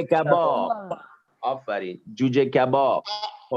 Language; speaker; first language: Persian; non-native, fluent; Hindi